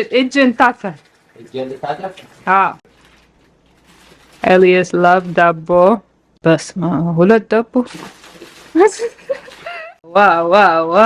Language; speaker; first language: Amharic; non-native, learner; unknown